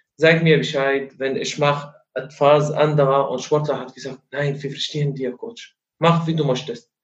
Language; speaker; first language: German; non-native, fluent; Arabic